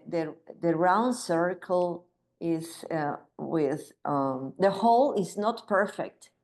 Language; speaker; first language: English; non-native, learner; Spanish